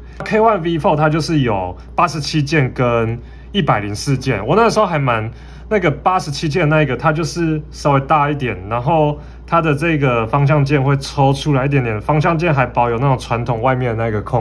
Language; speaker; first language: Chinese; native; Chinese